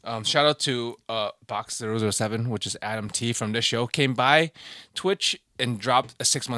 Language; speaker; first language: English; native; English